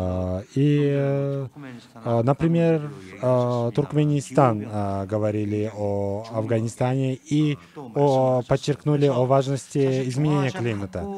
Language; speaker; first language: Russian; non-native, fluent; Korean